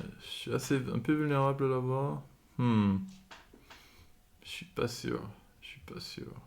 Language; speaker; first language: French; non-native, fluent; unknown